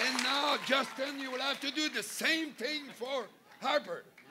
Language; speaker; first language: English; non-native, fluent; French